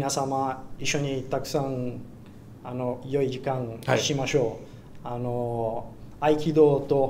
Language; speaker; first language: Japanese; non-native, learner; Portuguese